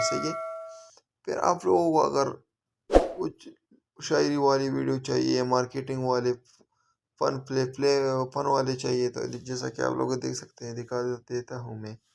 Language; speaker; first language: Hindi; non-native, local second language; Punjabi